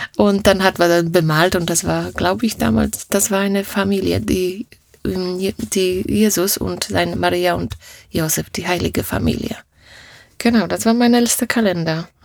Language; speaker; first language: German; non-native, fluent; Polish